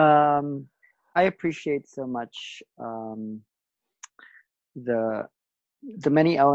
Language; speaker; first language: English; non-native, local second language; Filipino